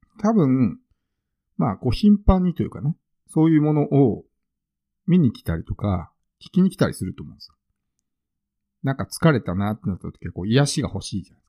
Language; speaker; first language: Japanese; native; Japanese